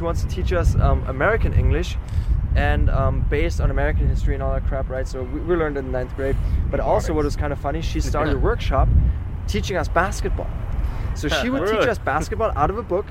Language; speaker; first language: English; non-native, fluent; German